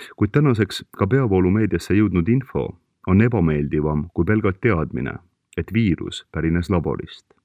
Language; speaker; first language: Estonian; native; Estonian